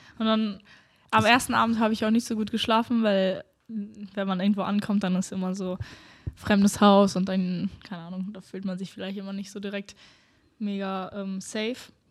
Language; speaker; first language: German; early bilingual, other home language; Romanian